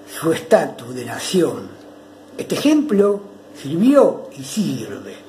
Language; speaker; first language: Spanish; native; Spanish